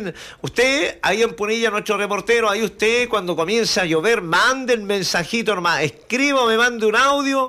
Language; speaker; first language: Spanish; native; Spanish